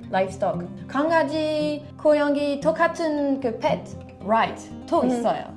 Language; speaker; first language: Korean; non-native, learner; French